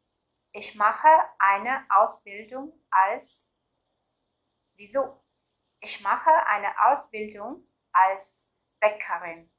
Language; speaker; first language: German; non-native, fluent; Vietnamese